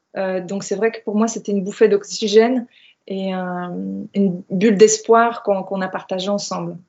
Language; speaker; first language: French; non-native, fluent; Polish